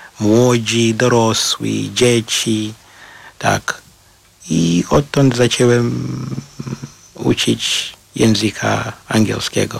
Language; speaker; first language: Polish; non-native, fluent; Shona